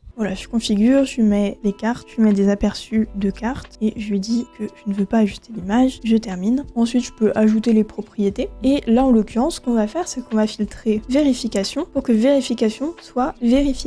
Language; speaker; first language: French; native; French